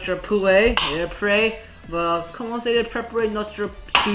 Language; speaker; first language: French; non-native, learner; English